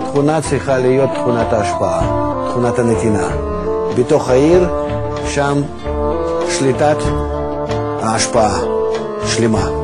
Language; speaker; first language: Hebrew; non-native, fluent; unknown